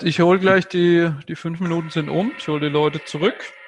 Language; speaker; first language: German; native; German